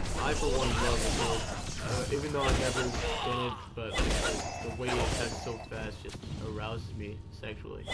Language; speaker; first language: English; native; English